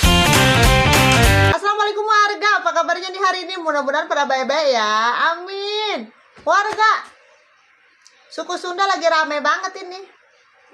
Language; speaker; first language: Indonesian; native; Indonesian